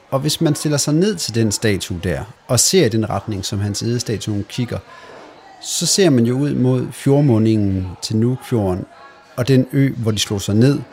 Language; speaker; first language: Danish; native; Danish